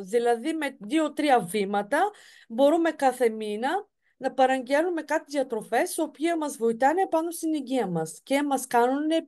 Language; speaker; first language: Greek; non-native, fluent; Bulgarian